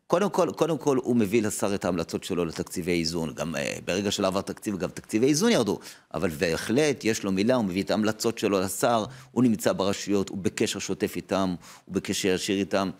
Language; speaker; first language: Hebrew; native; Hebrew